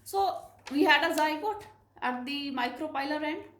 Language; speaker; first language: English; non-native, local second language; Punjabi